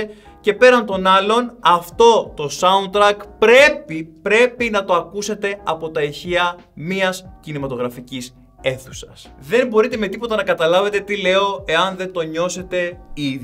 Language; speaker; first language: Greek; native; Greek